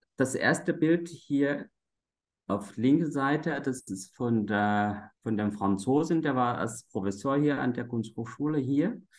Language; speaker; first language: German; non-native, fluent; Vietnamese